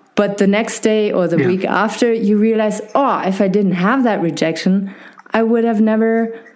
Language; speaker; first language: English; non-native, fluent; German